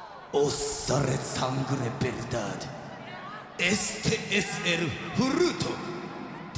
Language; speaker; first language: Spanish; non-native, fluent; Japanese